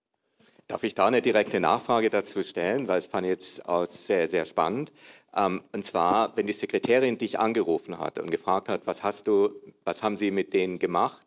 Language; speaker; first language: German; native; German